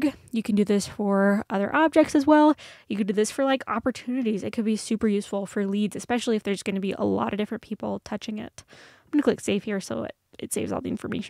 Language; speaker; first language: English; native; English